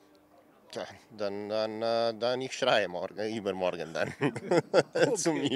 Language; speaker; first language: German; non-native, learner; Slovenian